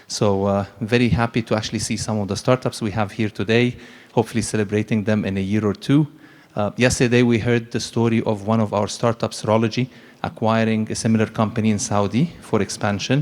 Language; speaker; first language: English; non-native, fluent; Arabic